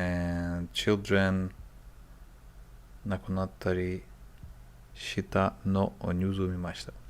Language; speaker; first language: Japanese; non-native, learner; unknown